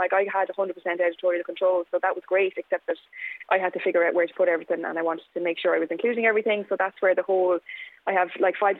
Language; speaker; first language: English; native; English